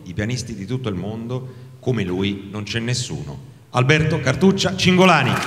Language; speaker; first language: Italian; native; Italian